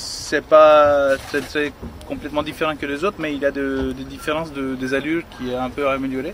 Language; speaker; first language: French; non-native, fluent; Turkish